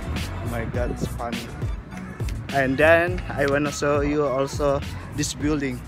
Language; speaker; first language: English; non-native, learner; Indonesian